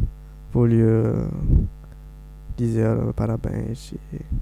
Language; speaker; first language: Portuguese; non-native, learner; French